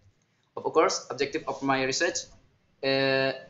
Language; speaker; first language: English; non-native, learner; Indonesian